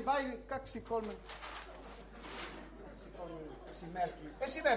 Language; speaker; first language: Finnish; non-native, learner; Italian